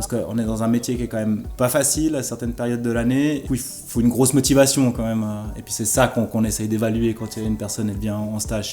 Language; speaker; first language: French; native; French